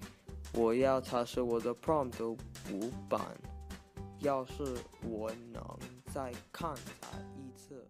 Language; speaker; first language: Chinese; non-native, learner; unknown